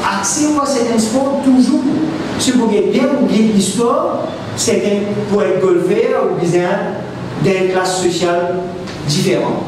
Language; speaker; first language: French; non-native, local second language; Morisyen